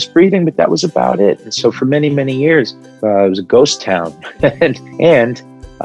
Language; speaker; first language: English; early bilingual, other home language; Arabic